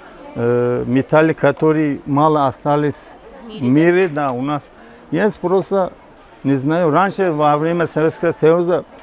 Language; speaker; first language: Russian; non-native, local second language; Tajik